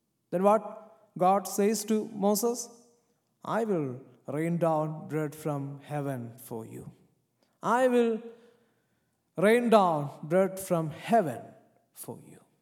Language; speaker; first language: English; non-native, local second language; Malayalam